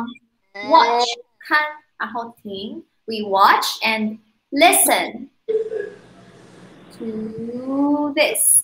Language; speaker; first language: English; non-native, fluent; Chinese